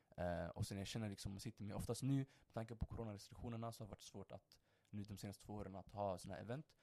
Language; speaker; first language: Swedish; early bilingual, other home language; Somali